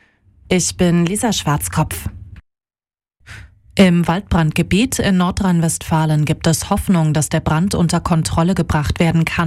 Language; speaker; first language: German; native; German